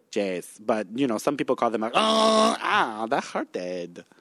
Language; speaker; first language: English; native; English